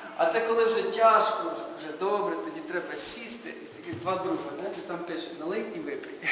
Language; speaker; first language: Ukrainian; native; Ukrainian